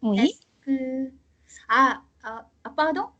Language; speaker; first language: French; non-native, learner; Korean